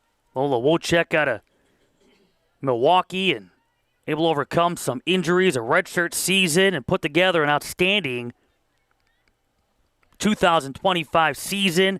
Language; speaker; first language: English; native; English